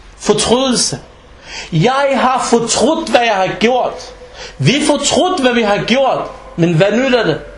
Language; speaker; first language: Danish; non-native, fluent; Arabic